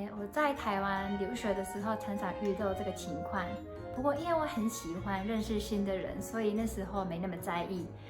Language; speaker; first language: Chinese; non-native, fluent; Japanese